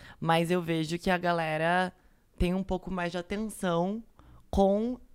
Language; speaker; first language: Portuguese; native; Portuguese